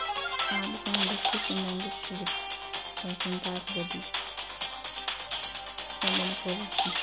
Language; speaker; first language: Turkish; native; Turkish